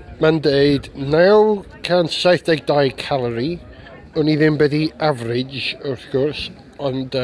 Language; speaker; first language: Welsh; non-native, learner; English